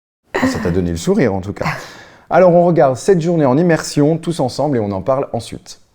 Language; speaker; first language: French; native; French